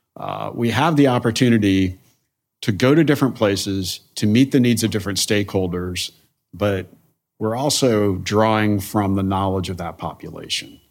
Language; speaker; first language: English; native; English